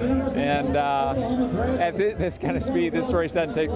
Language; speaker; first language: English; native; English